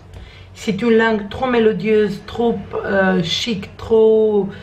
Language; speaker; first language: French; non-native, learner; Croatian